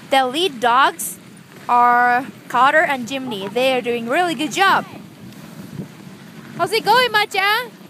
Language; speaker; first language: English; non-native, learner; Japanese